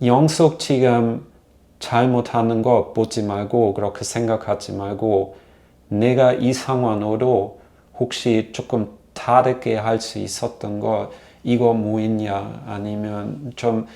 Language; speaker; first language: Korean; non-native, learner; German